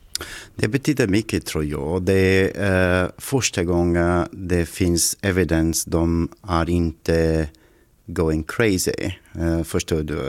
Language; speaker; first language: Swedish; non-native, learner; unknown